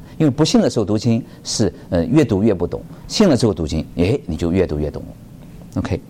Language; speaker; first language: Chinese; native; Chinese